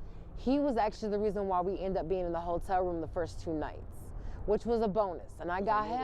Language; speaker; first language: English; native; English